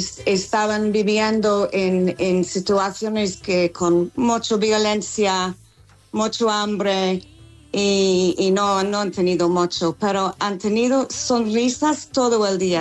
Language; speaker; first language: Spanish; non-native, fluent; English